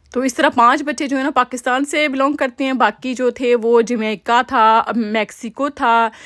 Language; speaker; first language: Urdu; native; Urdu